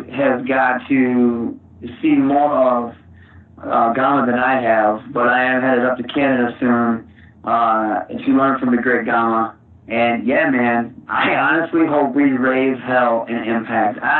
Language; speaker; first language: English; native; English